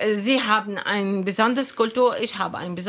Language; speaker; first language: German; non-native, learner; Arabic